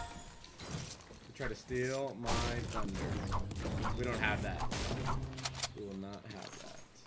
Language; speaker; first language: English; native; English